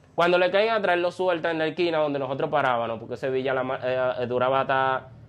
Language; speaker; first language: Spanish; native; Spanish